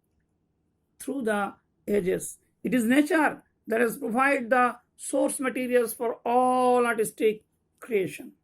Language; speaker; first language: English; non-native, local second language; Bangla